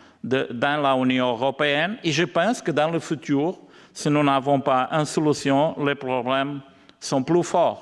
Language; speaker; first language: French; non-native, learner; Portuguese